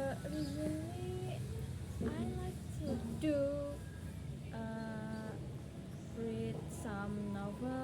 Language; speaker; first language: English; non-native, learner; Indonesian